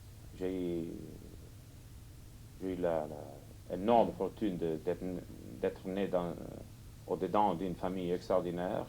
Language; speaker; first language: French; non-native, fluent; Catalan